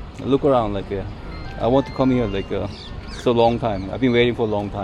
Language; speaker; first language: English; non-native, learner; Korean